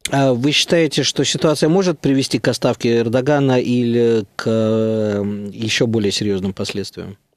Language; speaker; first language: Russian; native; Russian